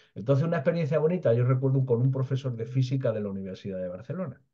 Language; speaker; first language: Spanish; native; Spanish